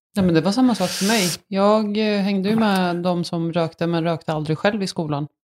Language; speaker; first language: Swedish; early bilingual, other home language; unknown